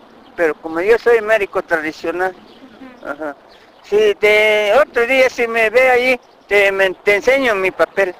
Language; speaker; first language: Spanish; non-native, local second language; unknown